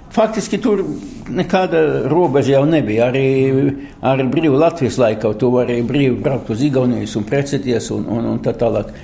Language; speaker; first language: Latvian; non-native, local second language; Russian